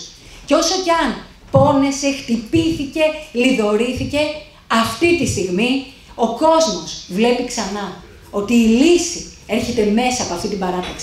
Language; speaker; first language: Greek; native; Greek